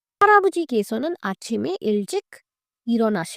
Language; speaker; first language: Korean; non-native, fluent; Hindi